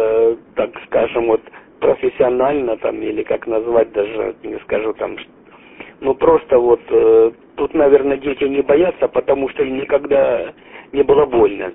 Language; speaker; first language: Russian; native; Russian